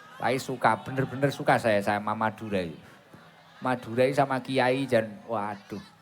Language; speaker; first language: Indonesian; non-native, local second language; Javanese